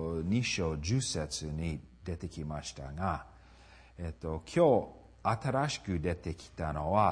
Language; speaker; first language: Japanese; non-native, fluent; English